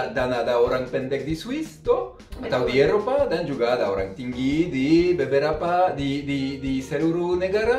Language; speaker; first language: Indonesian; non-native, fluent; French